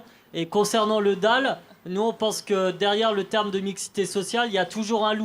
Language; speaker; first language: French; native; French